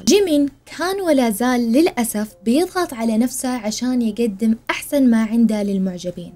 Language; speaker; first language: Arabic; native; Arabic